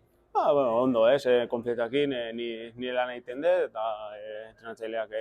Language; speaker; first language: Basque; native; Basque